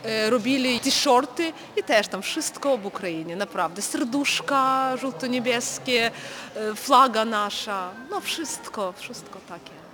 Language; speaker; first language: Polish; non-native, fluent; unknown